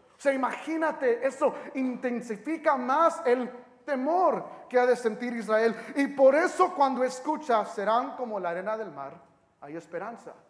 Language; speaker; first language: Spanish; early bilingual, heritage; Spanish